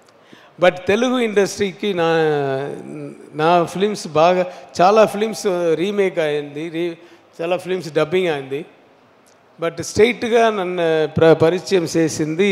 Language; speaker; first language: Telugu; non-native, learner; Tamil